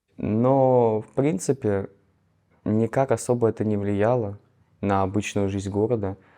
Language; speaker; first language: Russian; native; Russian